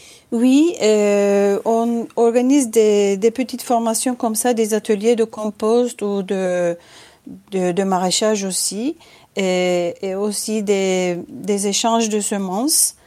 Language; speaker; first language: French; non-native, fluent; Turkish